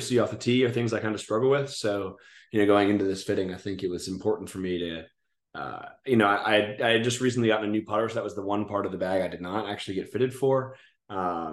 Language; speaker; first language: English; native; English